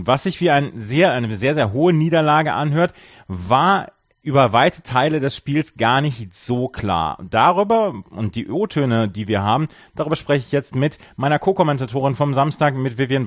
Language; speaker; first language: German; native; German